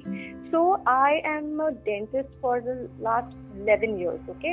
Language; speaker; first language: English; non-native, local second language; Hindi